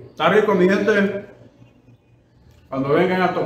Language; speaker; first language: Spanish; native; Spanish